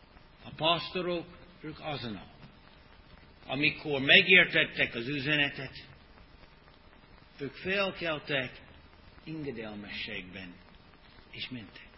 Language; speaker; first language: Hungarian; non-native, fluent; English